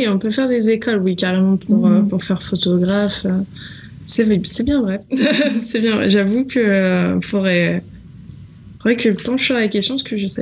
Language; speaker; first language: French; native; French